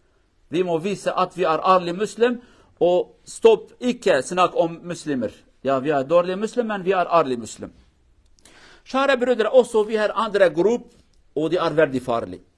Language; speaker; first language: Norwegian; non-native, learner; Kurdish